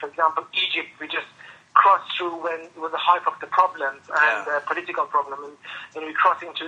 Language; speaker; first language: English; non-native, fluent; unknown